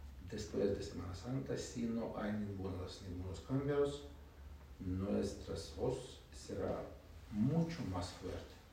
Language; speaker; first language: Spanish; non-native, learner; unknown